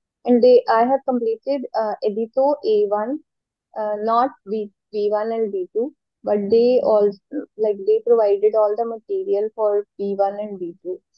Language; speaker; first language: English; non-native, local second language; Hindi